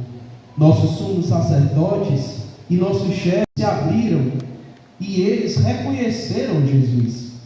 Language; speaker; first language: Portuguese; native; Portuguese